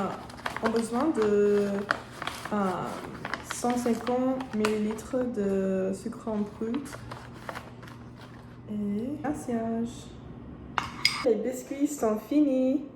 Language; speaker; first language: French; non-native, learner; English